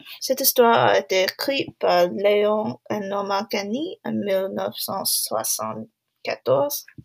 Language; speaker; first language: French; non-native, learner; English